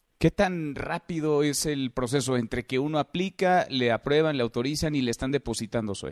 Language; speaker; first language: Spanish; native; Spanish